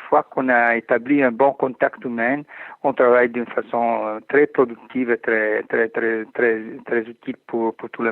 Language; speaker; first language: French; non-native, fluent; Italian